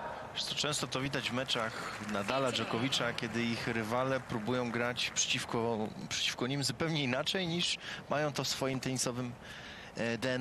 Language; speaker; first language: Polish; native; Polish